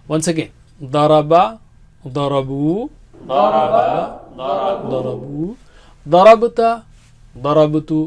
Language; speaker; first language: Arabic; non-native, fluent; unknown